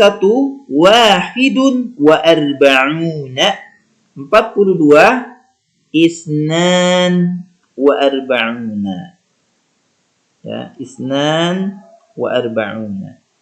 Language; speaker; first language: Arabic; non-native, fluent; Indonesian